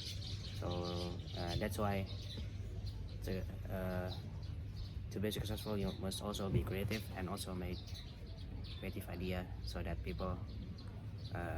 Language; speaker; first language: English; non-native, fluent; Indonesian